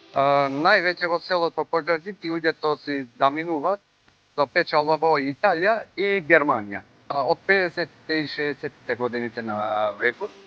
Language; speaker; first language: Macedonian; non-native, local second language; Turkish